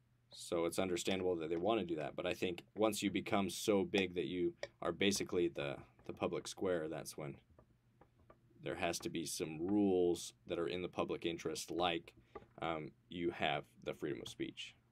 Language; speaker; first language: English; native; English